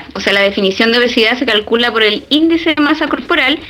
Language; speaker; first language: Spanish; native; Spanish